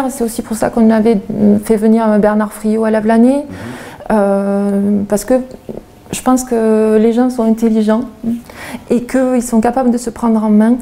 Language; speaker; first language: French; native; French